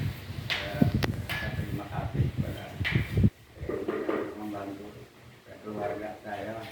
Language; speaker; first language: Indonesian; non-native, local second language; Sundanese